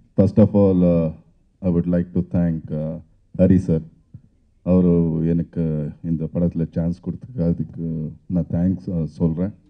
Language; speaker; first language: Tamil; non-native, learner; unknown